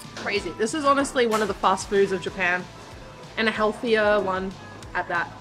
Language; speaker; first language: English; native; English